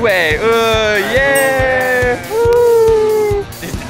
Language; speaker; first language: Chinese; non-native, learner; Japanese